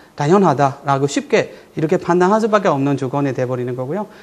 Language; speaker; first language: Korean; non-native, fluent; Burmese